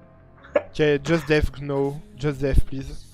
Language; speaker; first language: English; non-native, learner; French